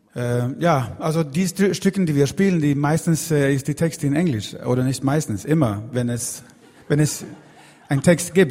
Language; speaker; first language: German; non-native, fluent; Swedish